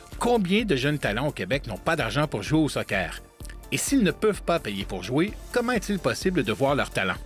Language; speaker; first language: French; native; French